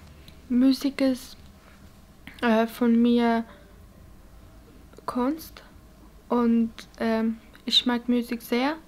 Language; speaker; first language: German; non-native, learner; Persian